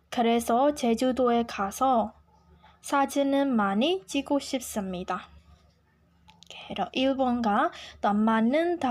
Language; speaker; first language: Korean; non-native, fluent; Burmese